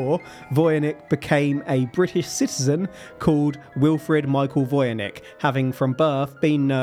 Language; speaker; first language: English; native; English